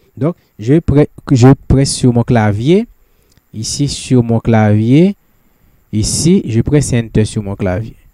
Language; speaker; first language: French; non-native, local second language; Haitian Creole